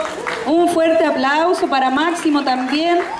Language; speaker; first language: Spanish; native; Spanish